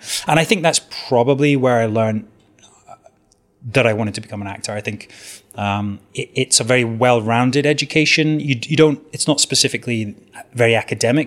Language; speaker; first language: English; native; English